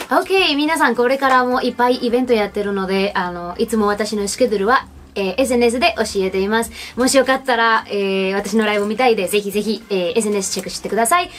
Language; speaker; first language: Japanese; non-native, learner; Spanish